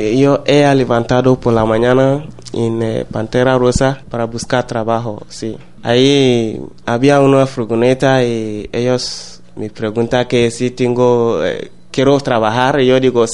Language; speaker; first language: Spanish; non-native, learner; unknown